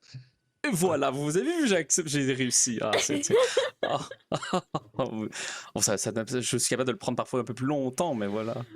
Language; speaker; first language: French; native; French